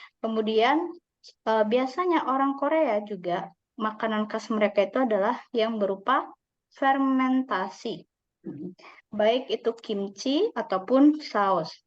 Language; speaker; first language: Indonesian; native; Indonesian